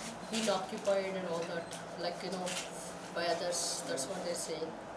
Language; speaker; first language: English; non-native, local second language; Telugu